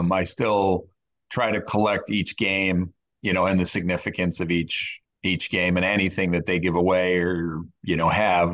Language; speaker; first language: English; native; English